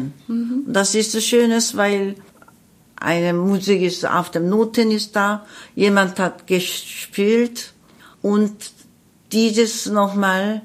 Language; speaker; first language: German; non-native, learner; Korean